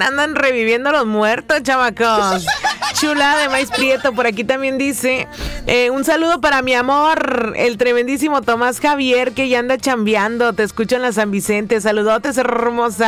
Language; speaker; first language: Spanish; native; Spanish